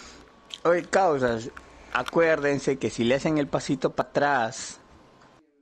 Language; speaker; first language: Spanish; native; Spanish